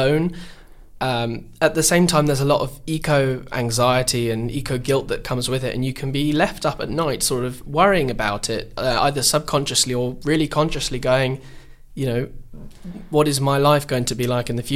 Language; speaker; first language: English; native; English